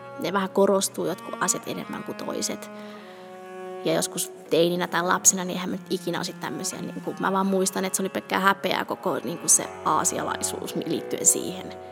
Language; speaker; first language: Finnish; early bilingual, other home language; Bangla